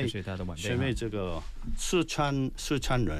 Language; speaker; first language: Chinese; non-native, learner; Korean